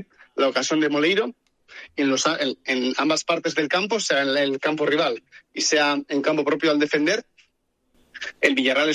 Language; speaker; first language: Spanish; native; Spanish